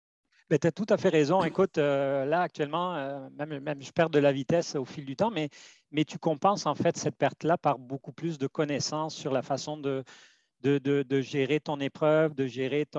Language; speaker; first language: French; native; French